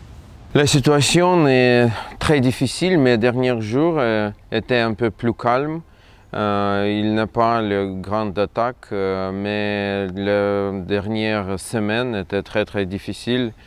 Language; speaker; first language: French; non-native, fluent; Russian